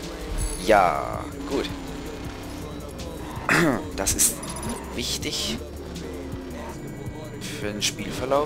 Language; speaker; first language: German; native; German